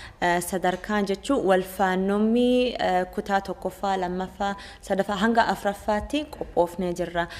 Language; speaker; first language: Oromo; early bilingual, heritage; Oromo